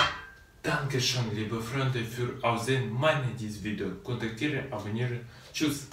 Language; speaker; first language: German; non-native, learner; Russian